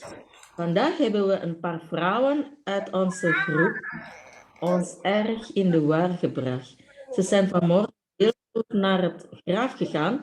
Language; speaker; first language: Dutch; non-native, fluent; Indonesian